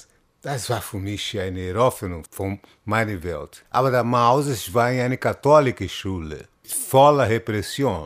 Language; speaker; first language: German; non-native, fluent; Portuguese